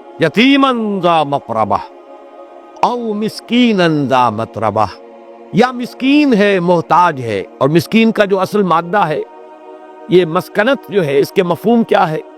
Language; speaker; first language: Urdu; native; Urdu